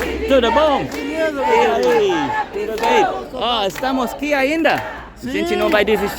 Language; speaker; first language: Portuguese; non-native, fluent; English